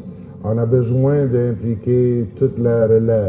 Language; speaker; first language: French; non-native, local second language; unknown